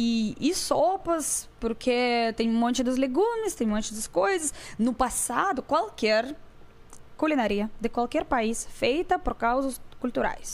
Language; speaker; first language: Portuguese; non-native, learner; Russian